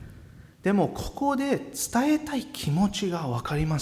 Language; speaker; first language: Japanese; non-native, fluent; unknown